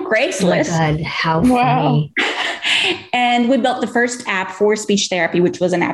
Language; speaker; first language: English; non-native, fluent; Portuguese